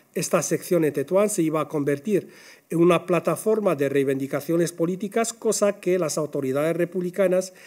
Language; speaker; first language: Spanish; non-native, fluent; Arabic